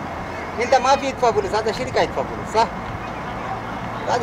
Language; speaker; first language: Arabic; non-native, learner; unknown